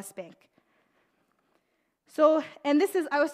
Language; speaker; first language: English; native; English